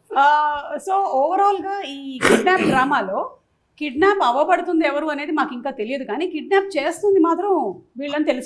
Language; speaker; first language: Telugu; native; Telugu